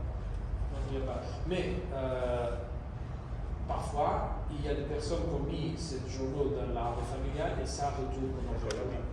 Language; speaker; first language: French; non-native, fluent; Portuguese